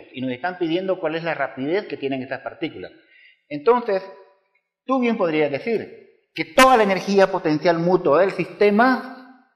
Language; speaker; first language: Spanish; native; Spanish